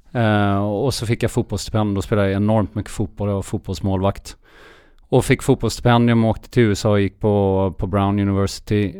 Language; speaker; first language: Swedish; early bilingual, heritage; Swedish